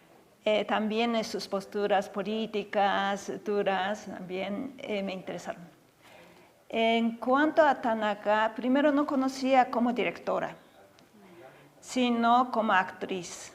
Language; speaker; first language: Spanish; non-native, fluent; Japanese